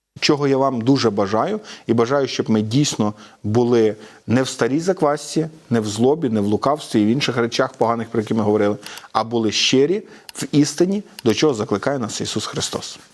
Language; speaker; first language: Ukrainian; native; Ukrainian